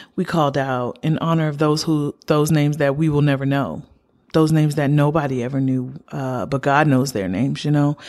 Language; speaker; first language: English; native; English